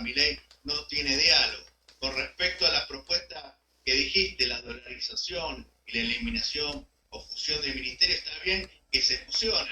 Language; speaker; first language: Spanish; native; Spanish